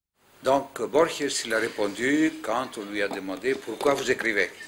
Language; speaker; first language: French; non-native, fluent; Greek